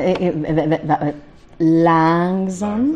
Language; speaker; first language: Dutch; non-native, fluent; Italian